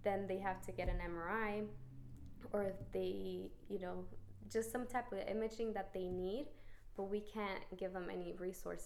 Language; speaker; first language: English; early bilingual, other home language; Spanish